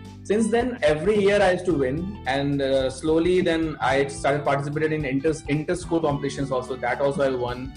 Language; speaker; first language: English; non-native, local second language; Bangla